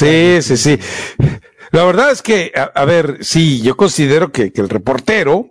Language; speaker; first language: Spanish; native; Spanish